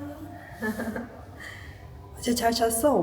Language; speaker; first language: Korean; non-native, learner; Persian